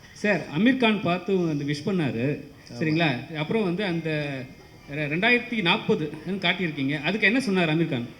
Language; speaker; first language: Tamil; native; Tamil